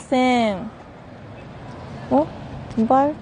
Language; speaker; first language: Korean; non-native, learner; Japanese